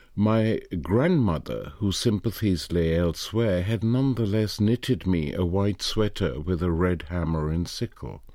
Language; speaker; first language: English; non-native, local second language; Punjabi